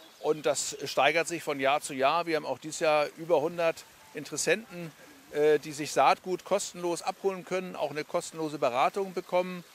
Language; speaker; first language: German; native; German